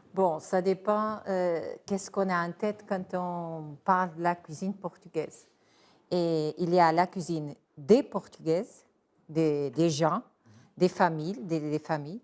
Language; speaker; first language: French; non-native, fluent; Portuguese